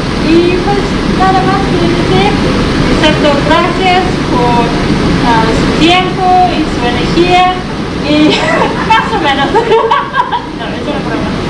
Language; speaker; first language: Spanish; non-native, fluent; English